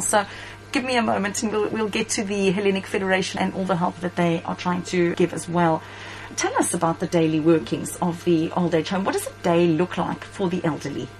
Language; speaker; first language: English; early bilingual, other home language; Greek